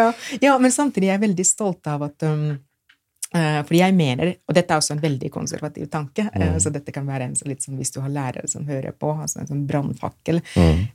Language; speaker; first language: Norwegian; non-native, fluent; Finnish